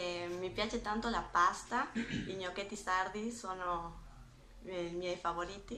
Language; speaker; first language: Italian; non-native, learner; Spanish